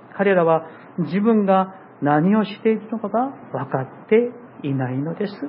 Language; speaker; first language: Japanese; non-native, fluent; Korean